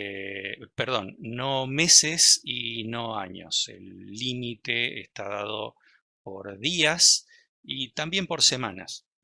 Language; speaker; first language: Spanish; native; Spanish